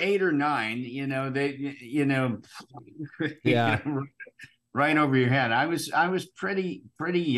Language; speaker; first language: English; native; English